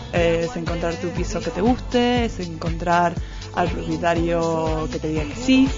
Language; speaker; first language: Spanish; native; Spanish